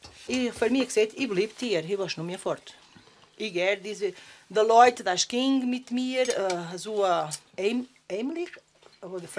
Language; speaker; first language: German; non-native, learner; Portuguese